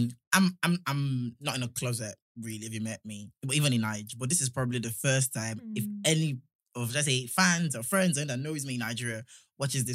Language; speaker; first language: English; non-native, local second language; Yoruba